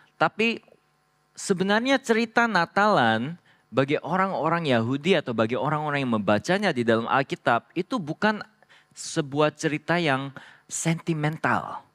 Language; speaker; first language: Indonesian; non-native, fluent; Korean